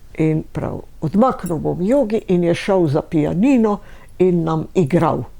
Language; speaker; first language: Slovenian; native; Slovenian